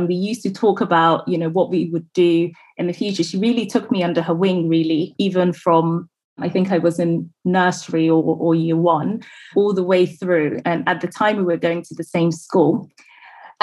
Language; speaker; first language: English; non-native, local second language; Akan